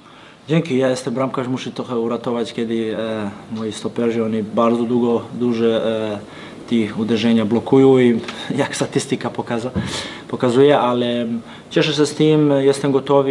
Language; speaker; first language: Polish; non-native, learner; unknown